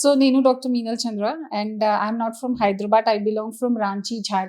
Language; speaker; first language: English; non-native, local second language; Hindi